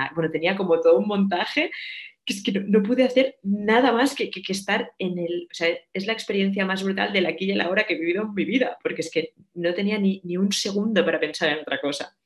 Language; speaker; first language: Spanish; native; Spanish